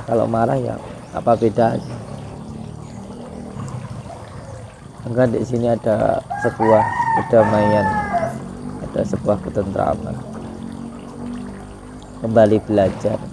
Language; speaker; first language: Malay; non-native, local second language; Javanese